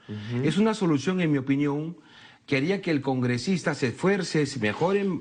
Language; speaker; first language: Spanish; native; Spanish